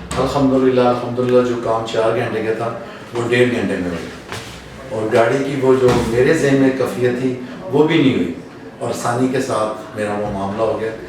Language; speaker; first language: Urdu; non-native, local second language; Punjabi